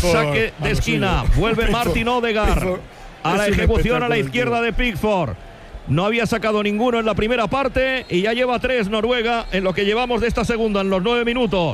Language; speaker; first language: Spanish; native; Spanish